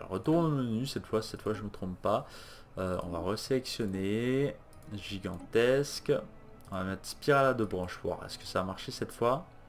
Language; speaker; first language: French; native; French